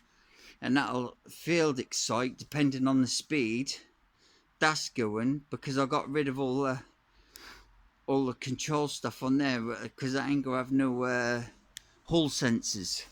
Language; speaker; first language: English; native; English